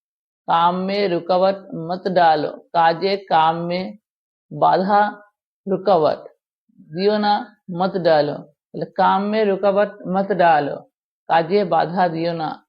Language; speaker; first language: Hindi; non-native, local second language; Bangla